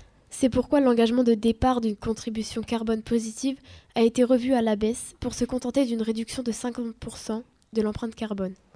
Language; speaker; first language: French; native; French